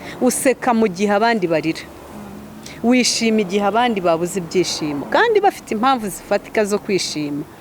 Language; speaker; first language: Kinyarwanda; early bilingual, heritage; Kinyarwanda